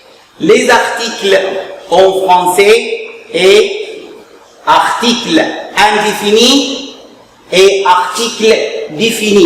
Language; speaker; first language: French; non-native, fluent; Arabic